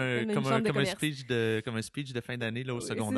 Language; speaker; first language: French; native; French